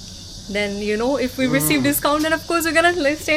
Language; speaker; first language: English; non-native, local second language; Hindi